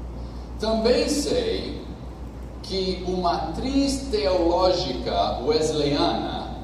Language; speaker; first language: Portuguese; non-native, fluent; English